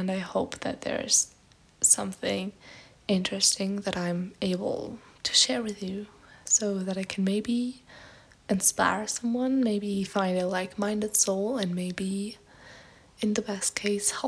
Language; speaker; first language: English; non-native, fluent; German